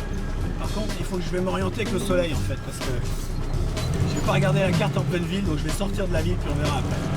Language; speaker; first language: French; native; French